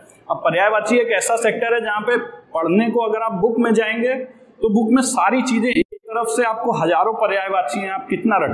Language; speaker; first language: Hindi; native; Hindi